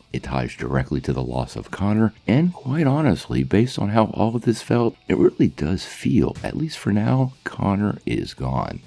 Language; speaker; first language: English; native; English